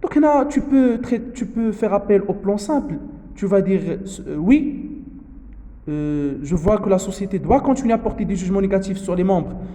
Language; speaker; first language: French; non-native, local second language; Arabic